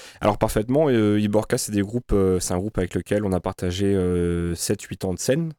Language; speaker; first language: French; native; French